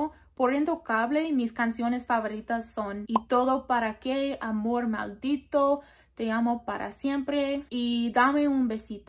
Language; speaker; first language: Spanish; non-native, learner; English